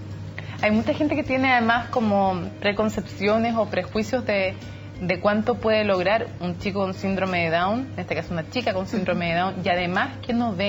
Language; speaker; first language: Spanish; native; Spanish